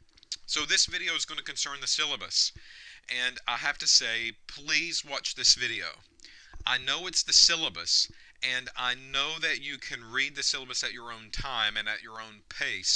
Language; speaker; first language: English; native; English